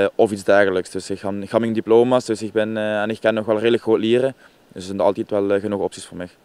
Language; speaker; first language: Dutch; native; Dutch